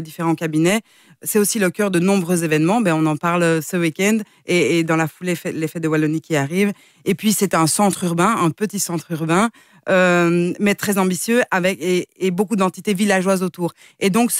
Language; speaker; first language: French; native; French